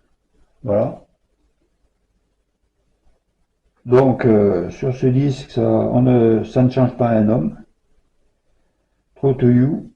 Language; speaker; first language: French; native; French